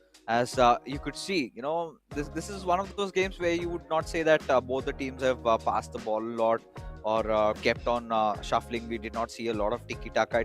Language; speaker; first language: English; non-native, local second language; Hindi